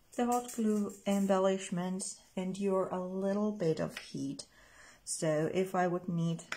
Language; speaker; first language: English; non-native, fluent; Finnish